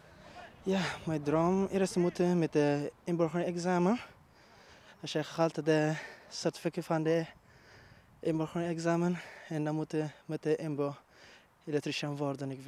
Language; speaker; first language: Dutch; non-native, learner; Tigrinya